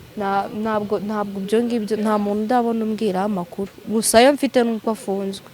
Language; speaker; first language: Kinyarwanda; early bilingual, other home language; Rundi